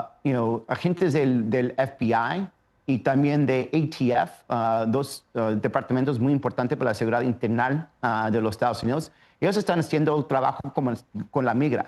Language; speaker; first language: Spanish; early bilingual, heritage; Spanish